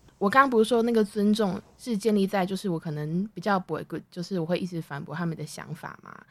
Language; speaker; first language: Chinese; native; Chinese